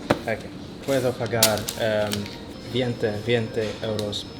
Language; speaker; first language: Spanish; non-native, learner; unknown